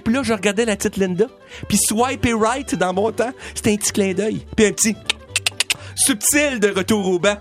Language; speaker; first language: French; native; French